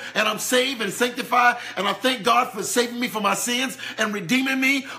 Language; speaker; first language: English; native; English